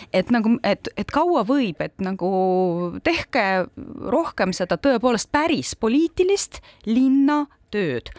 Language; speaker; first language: Estonian; non-native, local second language; Russian